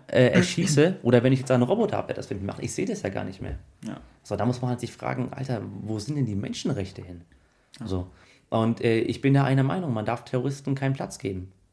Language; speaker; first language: German; early bilingual, other home language; Arabic